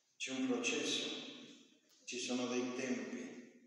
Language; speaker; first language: Italian; non-native, fluent; Spanish